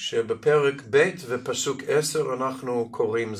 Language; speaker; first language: Hebrew; non-native, fluent; Russian